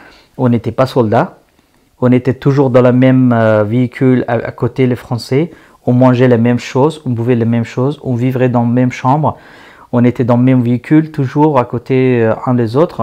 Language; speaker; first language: French; non-native, learner; Persian